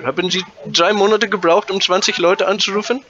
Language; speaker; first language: German; native; German